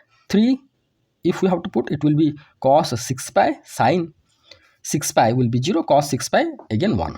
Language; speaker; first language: English; non-native, local second language; Odia